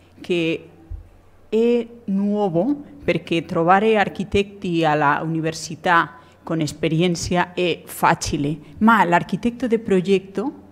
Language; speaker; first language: Italian; non-native, learner; Spanish